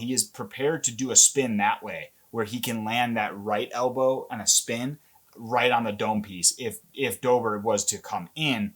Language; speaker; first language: English; native; English